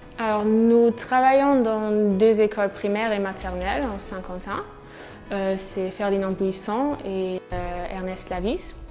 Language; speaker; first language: French; non-native, fluent; German